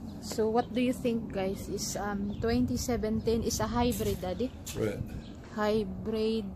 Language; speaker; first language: English; non-native, local second language; Cebuano